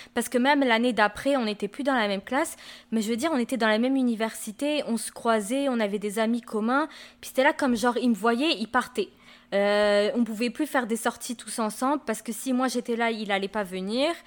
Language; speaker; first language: French; native; French